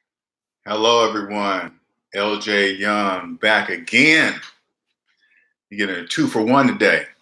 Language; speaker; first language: English; native; English